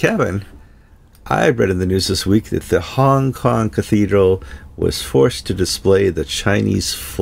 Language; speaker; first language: English; native; English